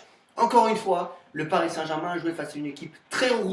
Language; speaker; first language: French; native; French